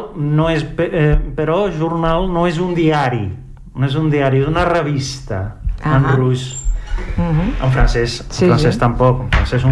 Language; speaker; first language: Catalan; non-native, local second language; Spanish